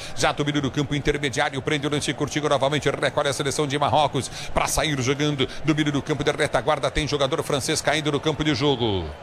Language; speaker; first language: Portuguese; native; Portuguese